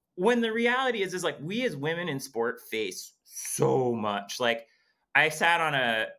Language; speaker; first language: English; native; English